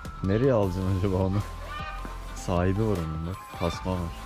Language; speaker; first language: Turkish; native; Turkish